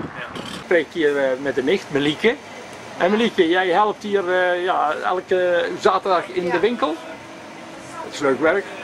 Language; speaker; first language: Dutch; native; Dutch